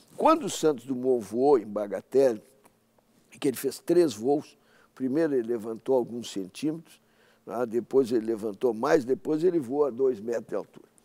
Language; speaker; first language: Portuguese; native; Portuguese